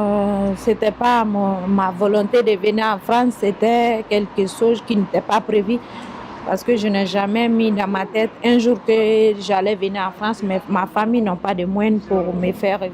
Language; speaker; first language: French; non-native, local second language; Mandingo